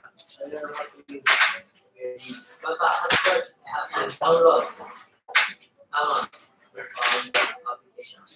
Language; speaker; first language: English; non-native, learner; Filipino